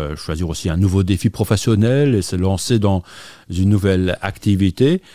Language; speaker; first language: French; native; French